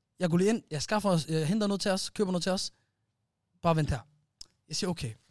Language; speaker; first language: Danish; early bilingual, other home language; Somali